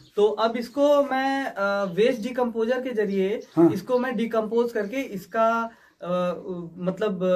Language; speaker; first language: Hindi; native; Hindi